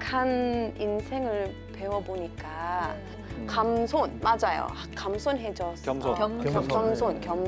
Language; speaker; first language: Korean; non-native, learner; English